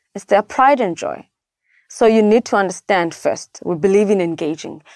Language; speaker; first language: English; non-native, local second language; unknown